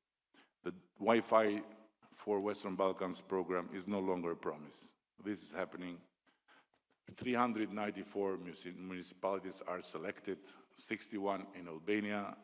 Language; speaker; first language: English; non-native, local second language; Albanian